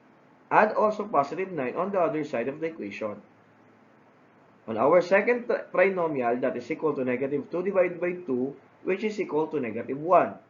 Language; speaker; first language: English; non-native, local second language; Filipino